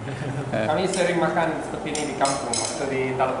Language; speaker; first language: Indonesian; non-native, fluent; English